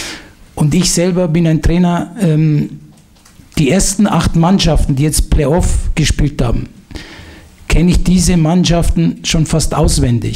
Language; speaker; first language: German; non-native, fluent; Italian